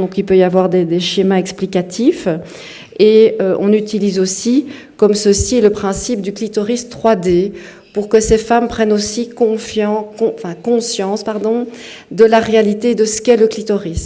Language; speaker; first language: French; native; French